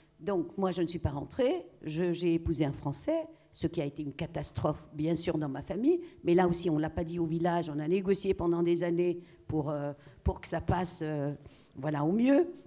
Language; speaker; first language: French; non-native, local second language; Arabic